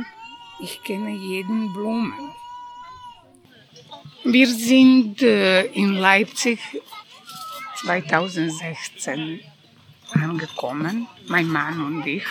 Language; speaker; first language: German; non-native, learner; Croatian